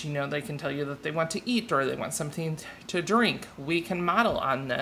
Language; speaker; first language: English; native; English